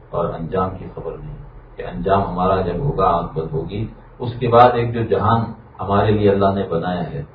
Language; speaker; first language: Urdu; native; Urdu